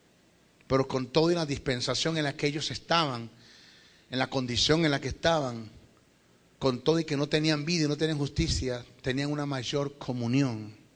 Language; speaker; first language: Spanish; native; Spanish